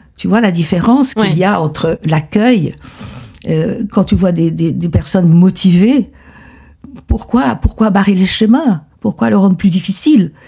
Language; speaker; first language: French; non-native, fluent; Spanish